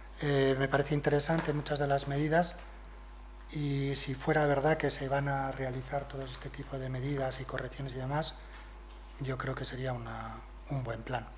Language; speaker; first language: Spanish; non-native, local second language; Basque